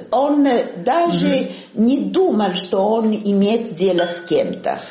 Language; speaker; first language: Russian; non-native, fluent; Italian